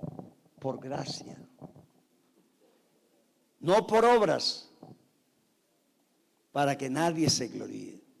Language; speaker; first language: Spanish; native; Spanish